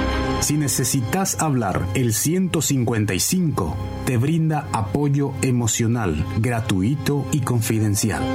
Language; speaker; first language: Spanish; native; Spanish